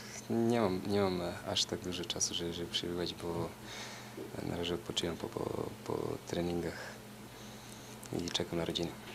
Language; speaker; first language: Polish; non-native, fluent; Serbian